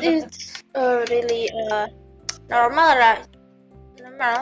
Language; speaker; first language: English; non-native, learner; Javanese